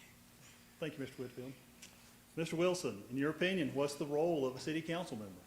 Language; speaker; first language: English; native; English